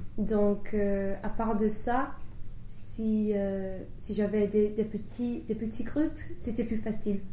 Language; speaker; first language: French; non-native, fluent; English